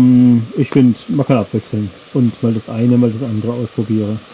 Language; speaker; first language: German; native; German